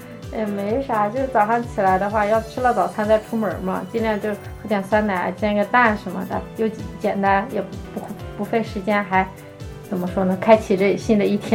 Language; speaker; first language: Chinese; native; Chinese